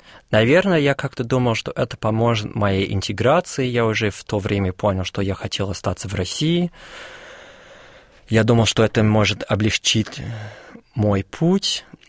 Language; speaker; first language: Russian; non-native, fluent; English